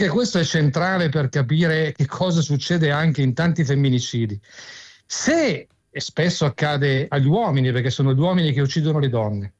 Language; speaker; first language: Italian; native; Italian